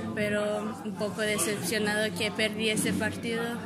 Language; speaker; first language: Spanish; early bilingual, heritage; English